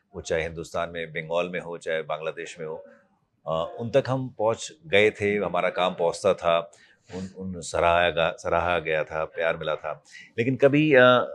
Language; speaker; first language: Hindi; native; Hindi